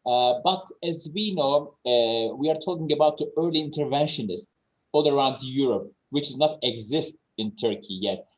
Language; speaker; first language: English; non-native, fluent; Turkish